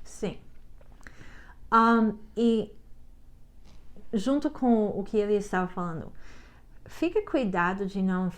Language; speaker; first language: Portuguese; non-native, learner; English